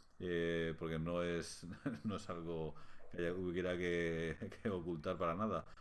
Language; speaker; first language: Spanish; native; Spanish